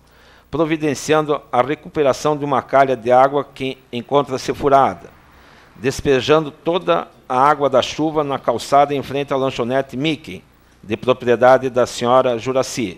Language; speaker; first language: Portuguese; native; Portuguese